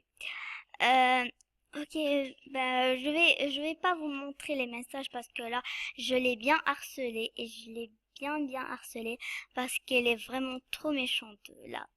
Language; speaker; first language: French; non-native, local second language; Arabic